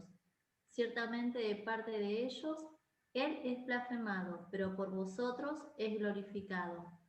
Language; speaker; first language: Spanish; native; Spanish